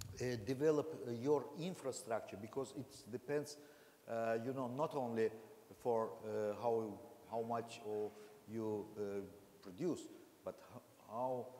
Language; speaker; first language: English; non-native, learner; Azerbaijani